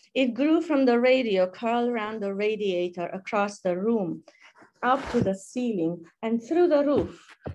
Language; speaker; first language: English; non-native, fluent; Romanian